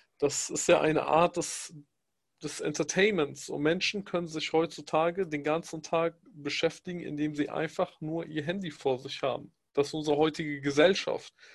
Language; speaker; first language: German; early bilingual, other home language; Pashto